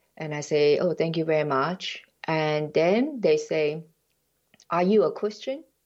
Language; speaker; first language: English; non-native, fluent; Chinese